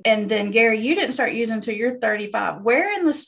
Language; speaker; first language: English; native; English